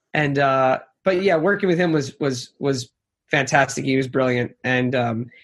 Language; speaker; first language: English; native; English